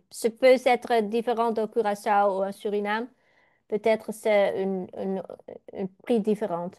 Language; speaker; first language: French; non-native, learner; Dutch